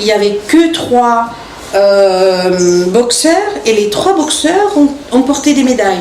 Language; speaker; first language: French; non-native, local second language; Morisyen